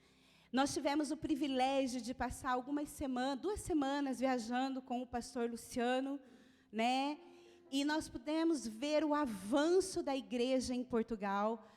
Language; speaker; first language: Portuguese; native; Portuguese